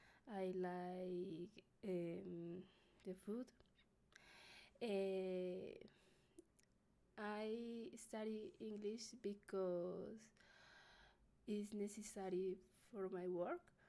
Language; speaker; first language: English; non-native, learner; Spanish